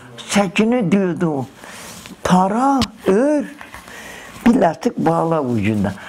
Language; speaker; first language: Turkish; early bilingual, other home language; Kurdish